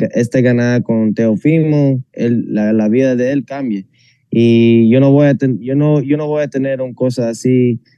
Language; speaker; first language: Spanish; non-native, fluent; English